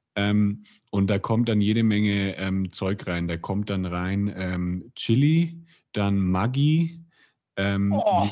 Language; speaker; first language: German; native; German